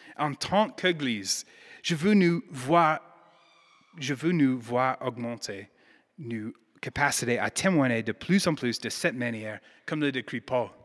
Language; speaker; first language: French; non-native, fluent; English